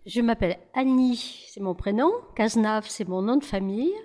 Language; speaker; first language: French; native; French